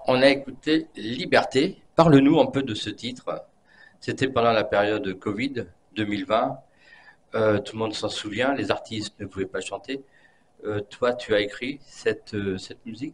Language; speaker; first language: French; native; French